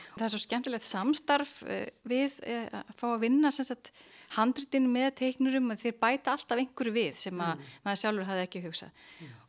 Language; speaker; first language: Icelandic; native; Icelandic